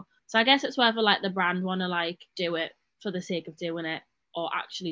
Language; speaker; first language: English; native; English